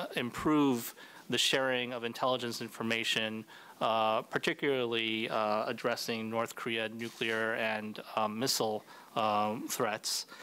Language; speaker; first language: English; native; English